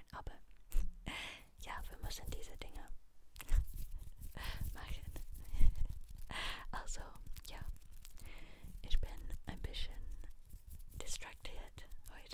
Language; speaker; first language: German; non-native, learner; English